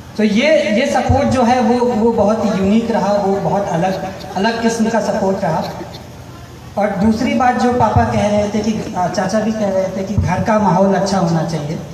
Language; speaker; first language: Hindi; native; Hindi